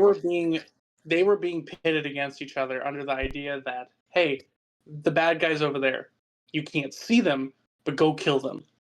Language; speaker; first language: English; native; English